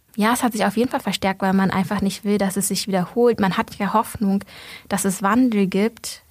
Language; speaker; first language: German; early bilingual, other home language; Vietnamese